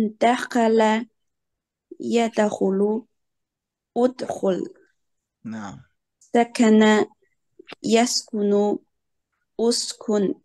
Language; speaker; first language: Arabic; non-native, learner; Chinese